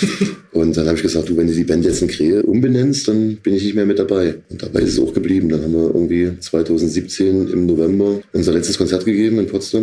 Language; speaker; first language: German; native; German